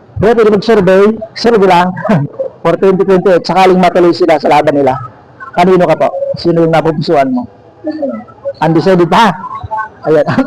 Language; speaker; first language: Filipino; non-native, local second language; Bikol